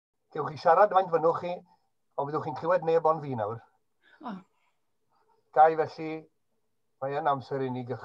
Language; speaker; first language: Welsh; native; Welsh